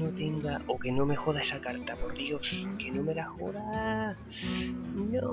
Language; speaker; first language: Spanish; native; Spanish